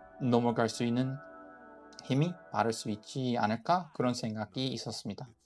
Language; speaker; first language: Korean; non-native, fluent; English